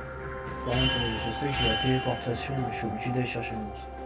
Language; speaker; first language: French; native; French